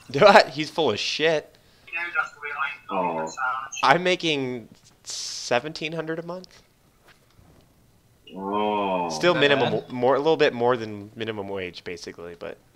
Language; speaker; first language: English; native; English